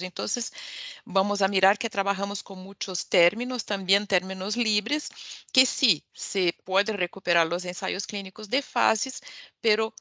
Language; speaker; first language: Spanish; non-native, fluent; Portuguese